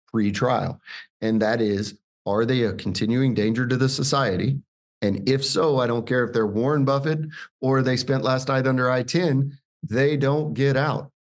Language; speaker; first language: English; native; English